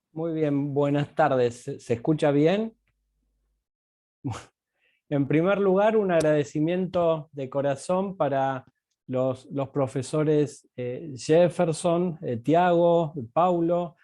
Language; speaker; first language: Spanish; native; Spanish